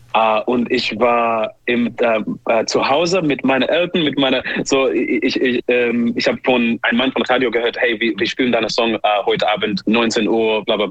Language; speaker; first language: German; non-native, fluent; English